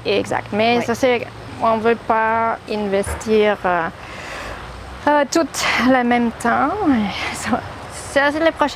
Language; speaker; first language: French; non-native, learner; German